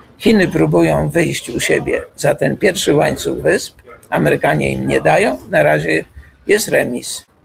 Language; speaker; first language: Polish; native; Polish